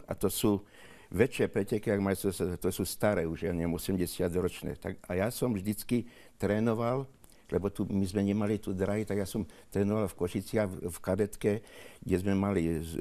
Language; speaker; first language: Slovak; native; Slovak